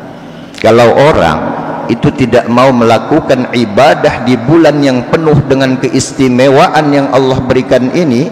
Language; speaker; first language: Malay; non-native, local second language; Banjar